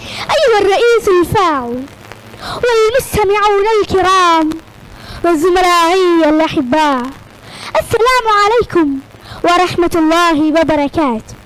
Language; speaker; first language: Arabic; non-native, learner; Malayalam